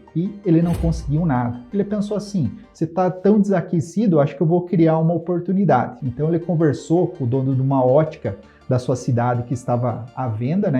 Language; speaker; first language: Portuguese; native; Portuguese